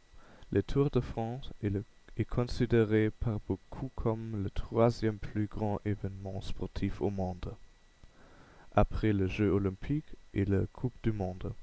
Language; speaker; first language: French; non-native, learner; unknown